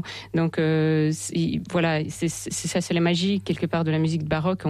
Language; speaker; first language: French; non-native, fluent; Russian